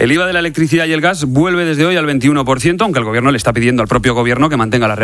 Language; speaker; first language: Spanish; native; Spanish